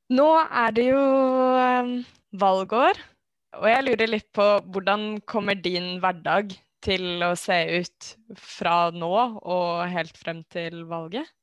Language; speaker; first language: Norwegian; native; Norwegian